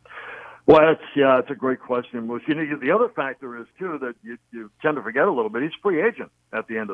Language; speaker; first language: English; native; English